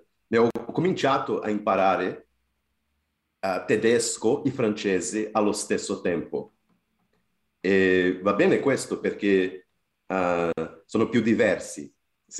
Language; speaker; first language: Italian; non-native, fluent; Portuguese